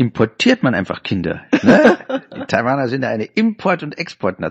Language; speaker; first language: German; native; German